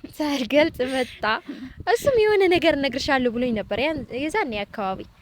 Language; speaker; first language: Amharic; non-native, local second language; Tigrinya